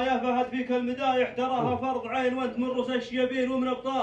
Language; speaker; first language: Arabic; native; Arabic